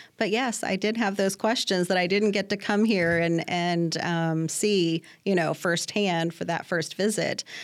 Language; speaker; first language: English; native; English